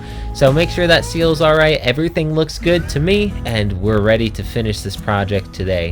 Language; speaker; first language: English; native; English